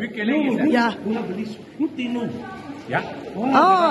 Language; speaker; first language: Swedish; non-native, learner; Vietnamese